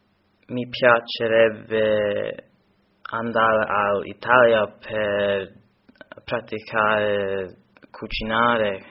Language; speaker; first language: Italian; non-native, learner; English